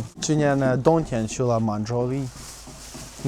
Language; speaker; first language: Chinese; non-native, fluent; Russian